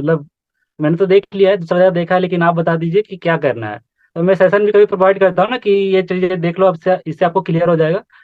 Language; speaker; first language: Hindi; native; Hindi